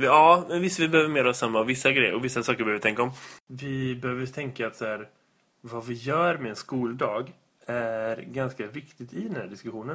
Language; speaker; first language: Swedish; native; Swedish